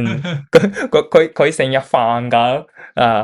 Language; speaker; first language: Cantonese; non-native, learner; Japanese